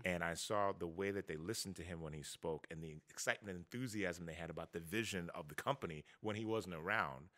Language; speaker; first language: English; native; English